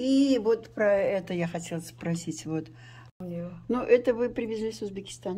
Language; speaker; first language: Russian; non-native, local second language; Uzbek